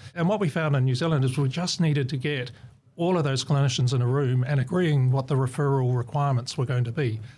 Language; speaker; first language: English; native; English